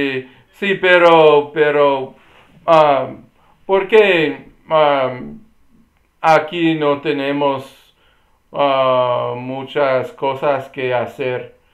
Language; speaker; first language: Spanish; non-native, learner; English